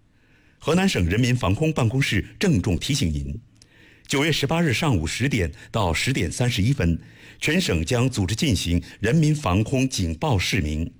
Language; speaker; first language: Chinese; native; Chinese